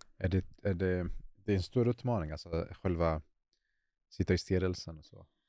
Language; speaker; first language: Swedish; non-native, fluent; Arabic